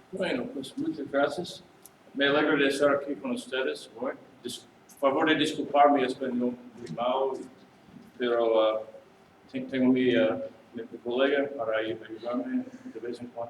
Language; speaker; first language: Spanish; non-native, learner; English